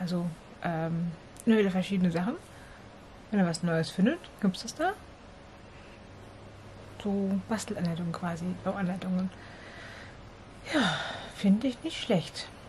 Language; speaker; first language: German; native; German